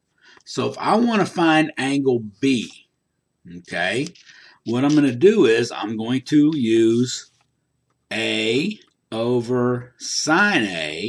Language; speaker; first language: English; native; English